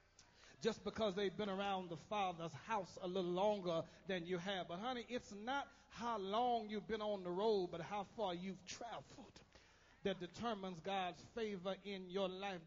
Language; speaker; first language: English; native; English